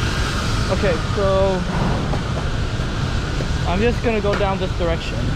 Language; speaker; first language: English; early bilingual, other home language; Vietnamese